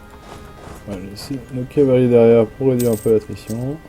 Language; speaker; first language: French; native; French